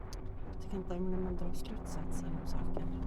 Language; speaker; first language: Swedish; native; Swedish